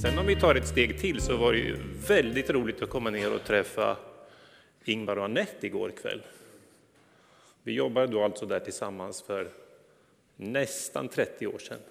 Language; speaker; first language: Swedish; native; Swedish